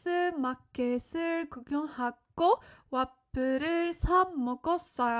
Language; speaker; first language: Korean; non-native, learner; English